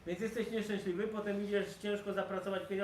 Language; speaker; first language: Polish; native; Polish